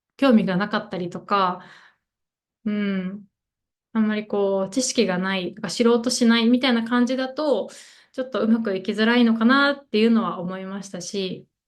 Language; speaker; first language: Japanese; native; Japanese